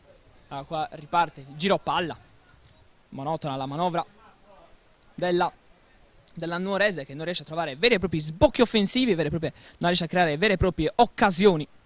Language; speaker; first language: Italian; native; Italian